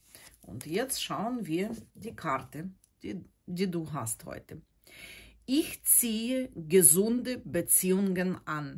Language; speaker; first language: German; non-native, fluent; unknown